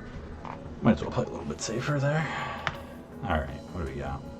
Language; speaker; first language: English; native; English